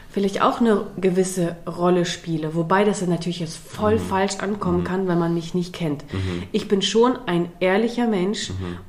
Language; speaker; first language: German; early bilingual, other home language; Russian